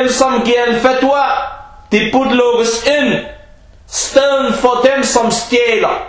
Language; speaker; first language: Danish; early bilingual, other home language; Arabic